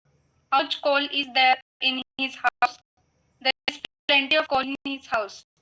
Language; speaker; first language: English; non-native, learner; Marathi